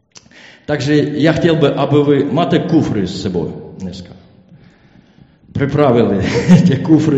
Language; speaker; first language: Czech; non-native, learner; Ukrainian